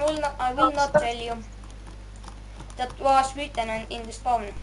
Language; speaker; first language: English; non-native, learner; Estonian